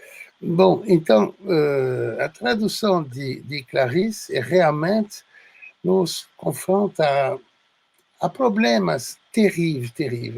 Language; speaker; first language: Portuguese; non-native, fluent; French